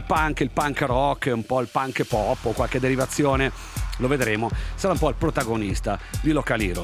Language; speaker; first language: Italian; native; Italian